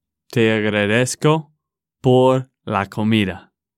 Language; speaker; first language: Spanish; non-native, fluent; English